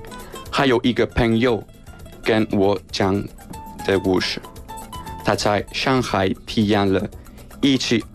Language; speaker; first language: Chinese; non-native, fluent; Spanish